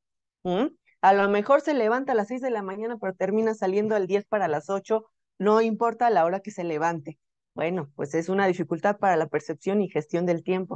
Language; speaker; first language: Spanish; native; Spanish